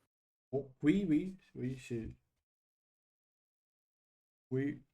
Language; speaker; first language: French; non-native, learner; Russian